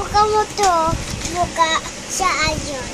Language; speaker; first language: Filipino; native; Filipino